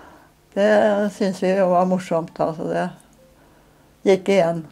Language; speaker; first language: Norwegian; native; Norwegian